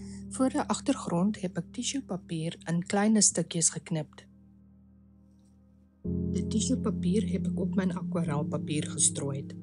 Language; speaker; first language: Dutch; native; Dutch